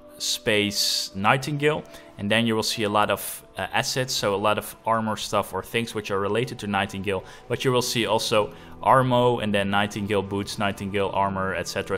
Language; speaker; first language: English; non-native, fluent; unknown